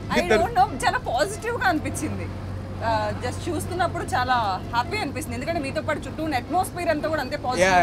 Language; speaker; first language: Telugu; native; Telugu